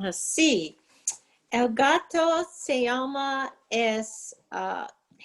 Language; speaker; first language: Spanish; non-native, learner; English